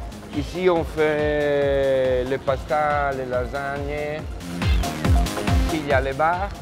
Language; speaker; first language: French; non-native, learner; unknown